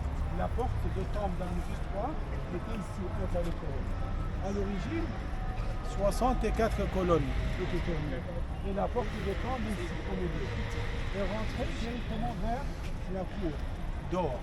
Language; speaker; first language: French; non-native, fluent; Arabic